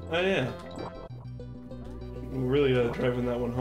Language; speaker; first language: English; native; English